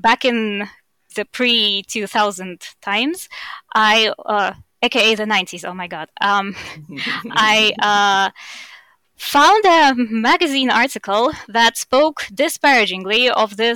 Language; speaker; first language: English; non-native, fluent; Russian